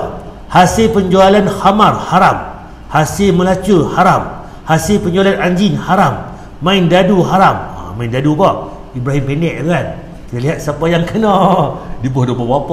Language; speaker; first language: Malay; native; Malay